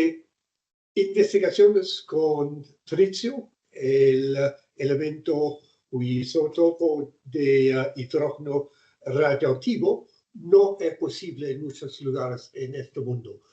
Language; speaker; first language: Spanish; non-native, fluent; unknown